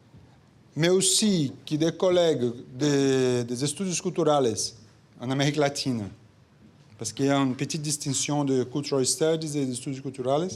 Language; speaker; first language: French; non-native, fluent; Portuguese